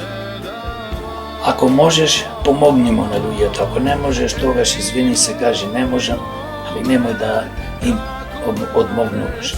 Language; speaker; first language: Macedonian; native; Macedonian